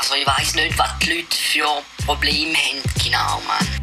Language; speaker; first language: German; native; German